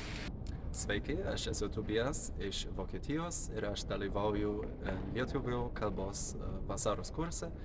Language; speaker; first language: Lithuanian; non-native, fluent; German